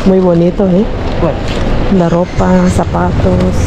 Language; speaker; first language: Spanish; non-native, learner; Filipino